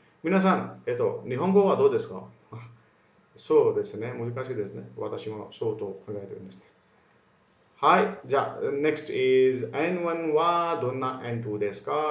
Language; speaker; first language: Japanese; non-native, fluent; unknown